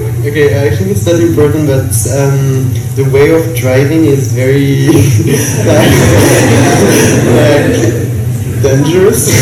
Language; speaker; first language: English; non-native, learner; French